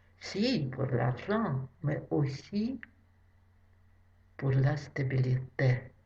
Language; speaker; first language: French; non-native, fluent; Russian